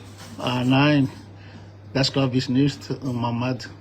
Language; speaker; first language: German; non-native, fluent; Malagasy